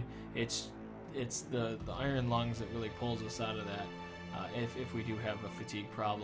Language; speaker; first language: English; native; English